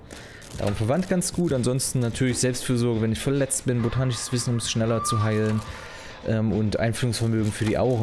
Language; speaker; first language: German; native; German